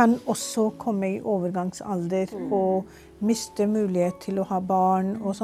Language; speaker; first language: Norwegian; non-native, fluent; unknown